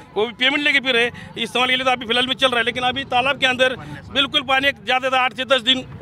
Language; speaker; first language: Hindi; non-native, local second language; Marathi